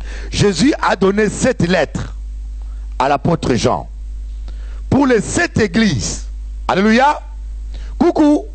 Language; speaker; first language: French; non-native, local second language; Lingala